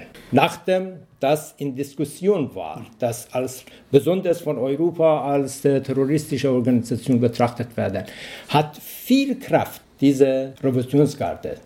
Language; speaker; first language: German; non-native, learner; Persian